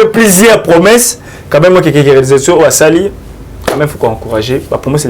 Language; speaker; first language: French; non-native, local second language; Lingala